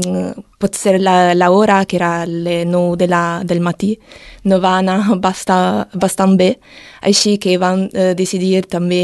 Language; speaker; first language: Catalan; non-native, learner; Italian